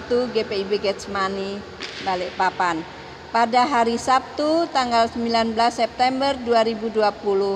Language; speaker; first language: Indonesian; native; Indonesian